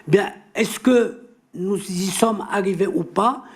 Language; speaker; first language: French; non-native, local second language; Arabic